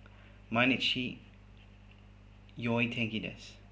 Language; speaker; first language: Japanese; non-native, fluent; English